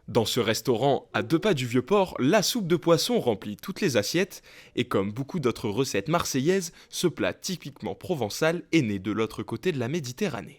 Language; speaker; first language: French; native; French